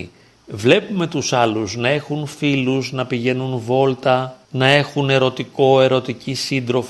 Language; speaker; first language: Greek; native; Greek